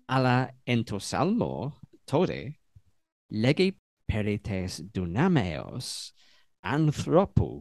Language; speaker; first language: Greek; non-native, learner; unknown